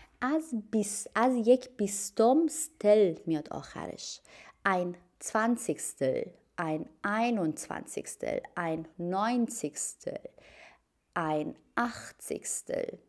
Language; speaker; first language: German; non-native, fluent; Persian